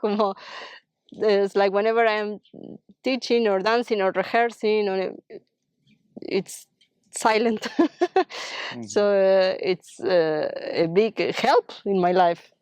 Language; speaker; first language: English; non-native, fluent; Spanish